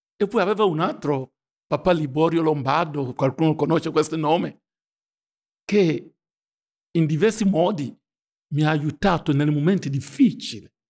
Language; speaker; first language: Italian; non-native, fluent; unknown